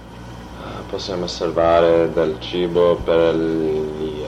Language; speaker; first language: Italian; non-native, learner; English